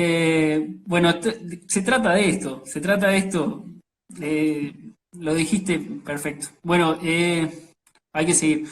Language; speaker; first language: Spanish; native; Spanish